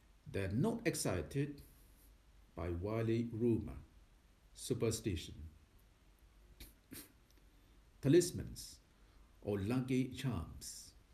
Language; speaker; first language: English; non-native, fluent; Thai